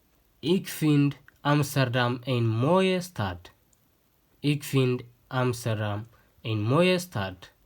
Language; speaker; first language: Dutch; non-native, learner; Tigrinya